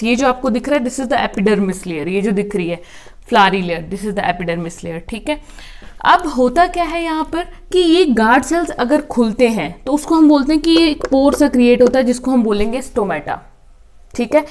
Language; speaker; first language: Hindi; native; Hindi